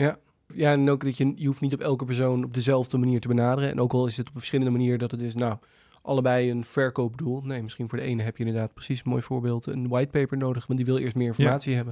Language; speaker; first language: Dutch; native; Dutch